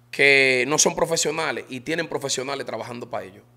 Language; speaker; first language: Spanish; native; Spanish